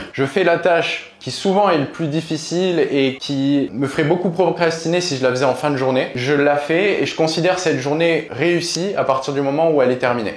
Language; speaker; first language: French; native; French